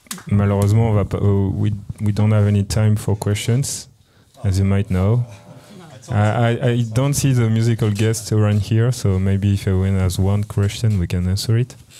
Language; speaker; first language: English; non-native, fluent; French